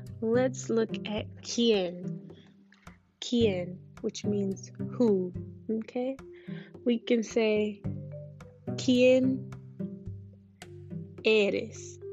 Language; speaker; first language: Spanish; non-native, fluent; English